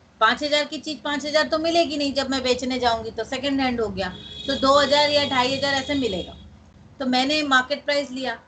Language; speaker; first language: Hindi; non-native, local second language; Bangla